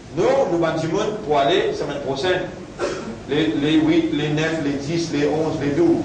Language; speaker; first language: French; non-native, local second language; Morisyen